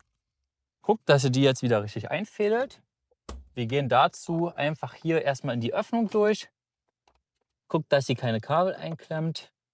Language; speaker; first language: German; native; German